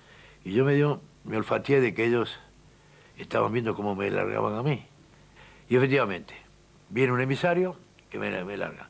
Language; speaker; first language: Spanish; native; Spanish